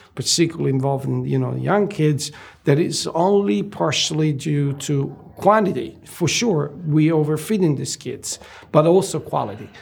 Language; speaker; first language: English; non-native, fluent; Italian